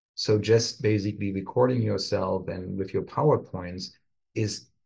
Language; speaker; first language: English; non-native, fluent; German